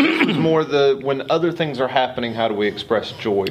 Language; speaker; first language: English; native; English